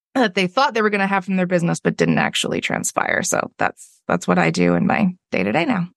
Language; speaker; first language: English; native; English